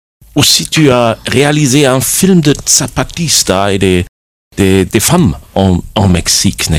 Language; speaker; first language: French; non-native, fluent; German